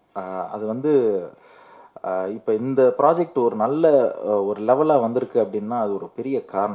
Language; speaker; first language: Tamil; native; Tamil